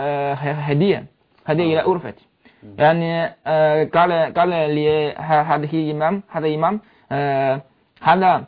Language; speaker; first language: Arabic; non-native, learner; Chinese